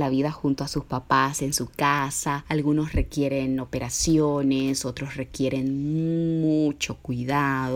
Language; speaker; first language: Spanish; native; Spanish